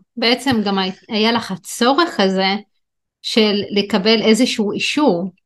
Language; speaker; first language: Hebrew; non-native, local second language; Arabic